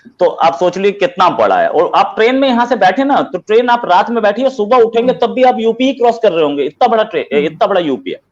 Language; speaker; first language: Hindi; native; Hindi